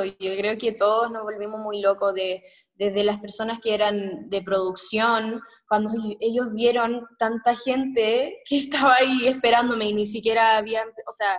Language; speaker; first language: Spanish; early bilingual, heritage; Spanish